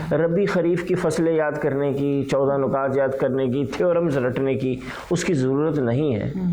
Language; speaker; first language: Urdu; early bilingual, heritage; Urdu